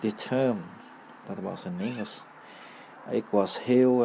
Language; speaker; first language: Dutch; early bilingual, other home language; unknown